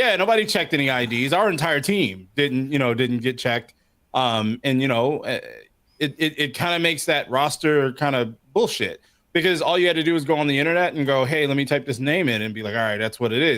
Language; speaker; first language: English; native; English